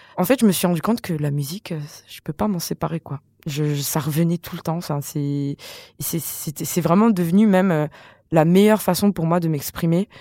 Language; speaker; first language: French; non-native, local second language; Malagasy